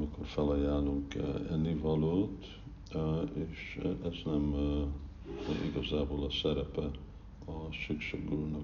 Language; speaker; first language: Hungarian; early bilingual, heritage; Hungarian